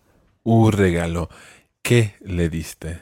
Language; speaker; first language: Spanish; non-native, fluent; English